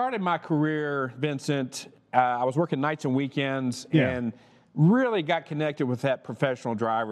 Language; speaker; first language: English; native; English